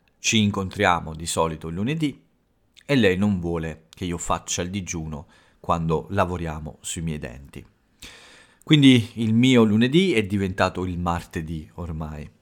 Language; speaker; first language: Italian; native; Italian